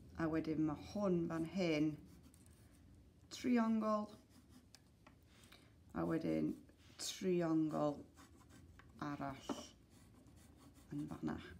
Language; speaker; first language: Welsh; non-native, local second language; English